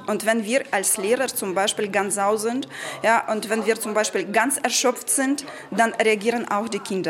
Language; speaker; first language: German; non-native, fluent; Ukrainian